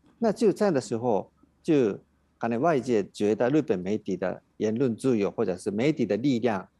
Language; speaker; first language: Chinese; non-native, fluent; Japanese